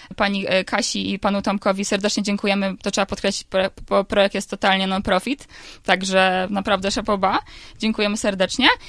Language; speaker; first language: Polish; native; Polish